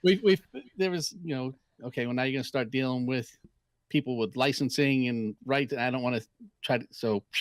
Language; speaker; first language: English; native; English